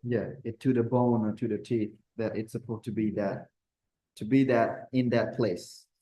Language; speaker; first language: English; non-native, fluent; Khmer